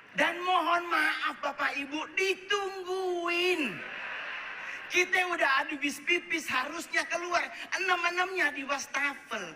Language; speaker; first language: Indonesian; native; Indonesian